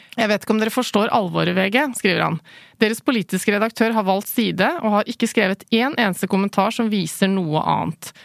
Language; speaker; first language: Norwegian; early bilingual, other home language; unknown